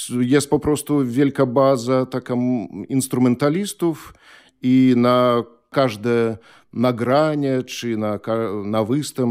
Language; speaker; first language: Polish; non-native, fluent; Belarusian